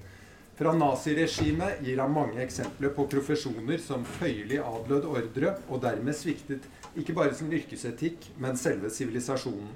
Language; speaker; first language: Norwegian; native; Norwegian